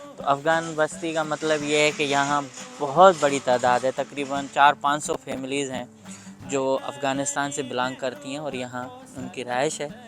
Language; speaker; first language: Urdu; non-native, local second language; Sindhi